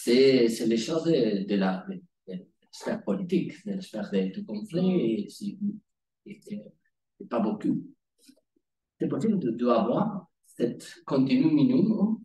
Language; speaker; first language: French; non-native, learner; Spanish